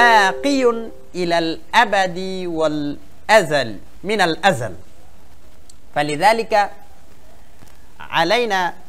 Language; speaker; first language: Arabic; non-native, fluent; Bangla